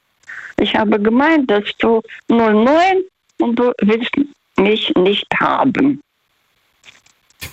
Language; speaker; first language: German; non-native, fluent; Russian